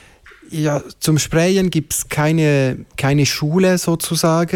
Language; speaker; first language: German; non-native, local second language; French